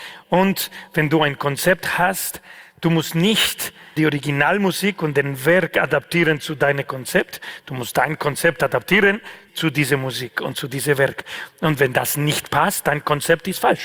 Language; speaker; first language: German; non-native, fluent; Spanish